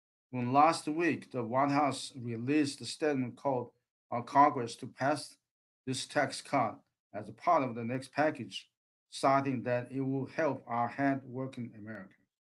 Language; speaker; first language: English; non-native, fluent; Chinese